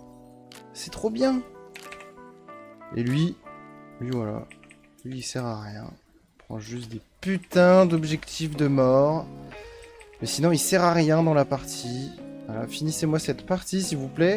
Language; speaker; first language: French; native; French